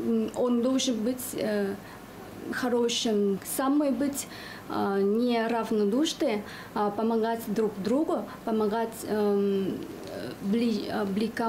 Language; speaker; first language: Russian; non-native, fluent; Vietnamese